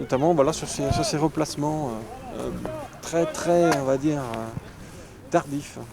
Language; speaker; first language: French; native; French